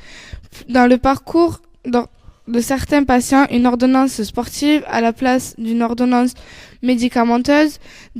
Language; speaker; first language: French; native; French